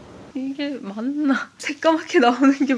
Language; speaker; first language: Korean; native; Korean